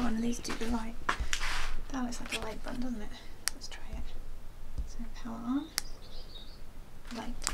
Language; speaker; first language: English; native; English